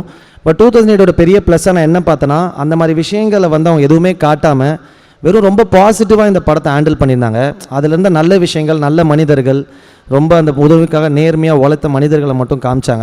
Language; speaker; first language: Tamil; native; Tamil